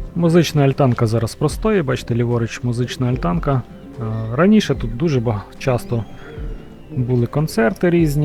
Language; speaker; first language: Ukrainian; native; Ukrainian